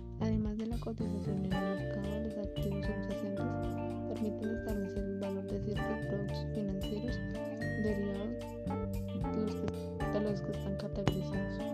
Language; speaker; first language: Spanish; native; Spanish